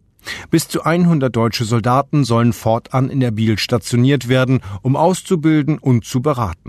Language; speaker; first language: German; native; German